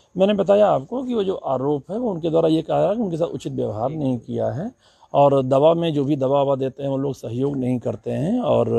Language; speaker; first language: Hindi; native; Hindi